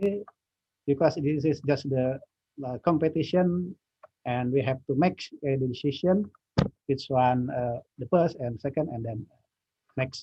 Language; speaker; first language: English; non-native, learner; Indonesian